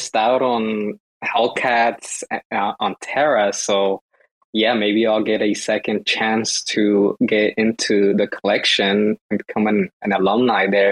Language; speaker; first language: English; native; English